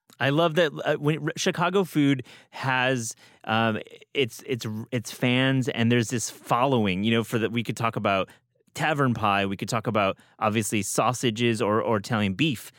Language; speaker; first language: English; native; English